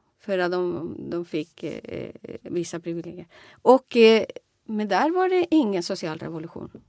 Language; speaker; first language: Swedish; non-native, fluent; Spanish